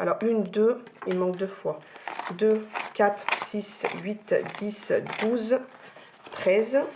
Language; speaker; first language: French; native; French